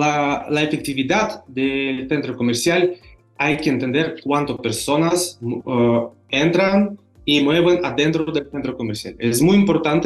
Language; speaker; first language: Spanish; non-native, fluent; Russian